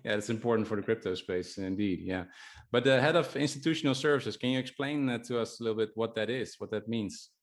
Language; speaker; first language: English; non-native, fluent; Dutch